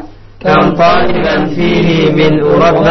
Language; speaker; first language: Arabic; non-native, learner; Indonesian